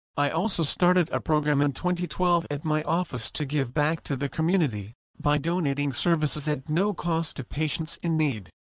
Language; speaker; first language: English; non-native, fluent; Spanish